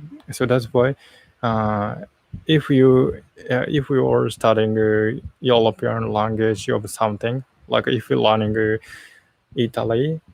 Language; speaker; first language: English; non-native, learner; Japanese